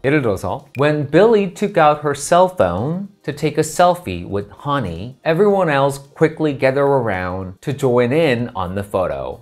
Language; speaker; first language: English; non-native, fluent; Korean